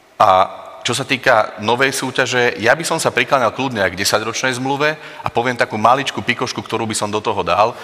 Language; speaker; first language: Slovak; native; Slovak